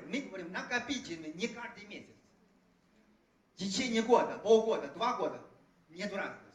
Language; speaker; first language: Russian; non-native, fluent; Chinese